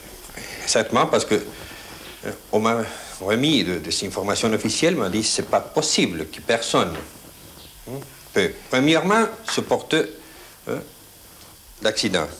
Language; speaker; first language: French; non-native, fluent; Spanish